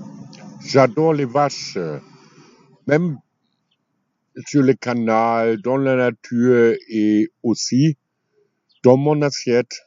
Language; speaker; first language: French; non-native, fluent; German